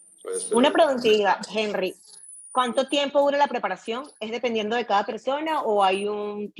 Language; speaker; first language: Spanish; native; Spanish